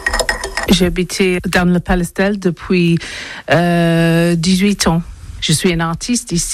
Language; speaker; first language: French; non-native, learner; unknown